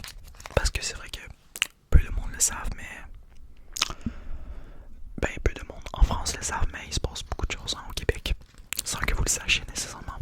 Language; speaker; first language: French; native; French